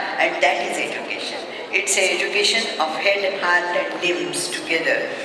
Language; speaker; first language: English; non-native, local second language; Marathi